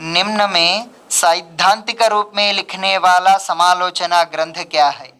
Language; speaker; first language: Hindi; non-native, local second language; Telugu